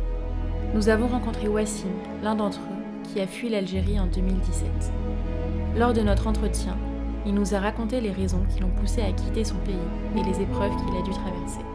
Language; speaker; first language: French; native; French